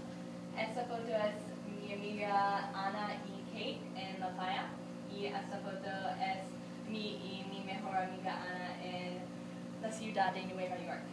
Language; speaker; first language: Spanish; non-native, learner; English